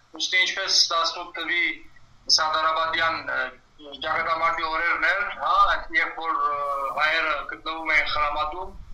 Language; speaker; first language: Armenian; early bilingual, heritage; Armenian